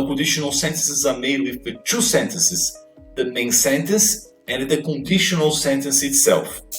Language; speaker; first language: English; non-native, fluent; Portuguese